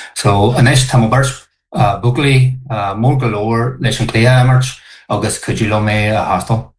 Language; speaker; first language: Irish; non-native, local second language; English